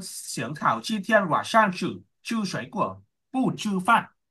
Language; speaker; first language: Chinese; non-native, learner; Vietnamese